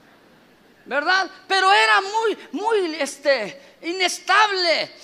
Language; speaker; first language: Spanish; native; Spanish